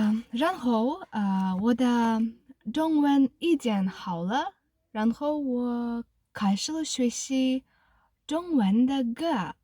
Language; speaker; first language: Chinese; non-native, learner; Kazakh